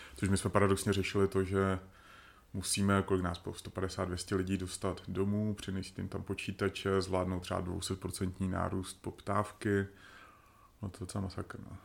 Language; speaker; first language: Czech; early bilingual, other home language; Slovak